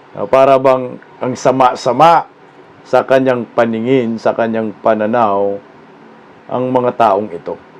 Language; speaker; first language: Filipino; non-native, local second language; Cebuano